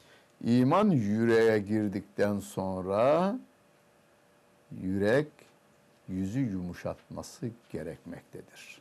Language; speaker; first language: Turkish; native; Turkish